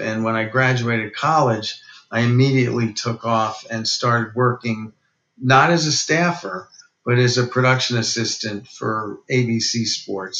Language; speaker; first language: English; native; English